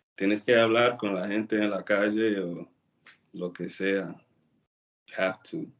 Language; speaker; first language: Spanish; non-native, learner; English